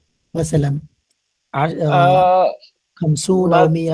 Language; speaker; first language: Arabic; non-native, learner; Bangla